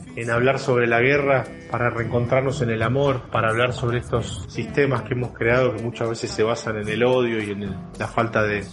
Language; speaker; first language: Spanish; native; Spanish